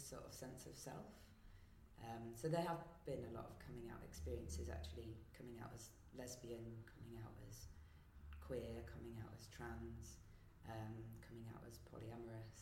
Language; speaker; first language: English; native; English